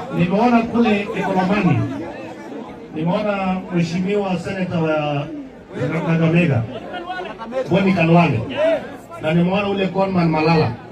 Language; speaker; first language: Swahili; non-native, local second language; Kalenjin